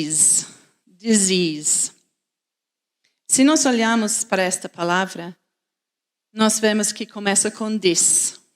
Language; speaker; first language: Portuguese; non-native, fluent; English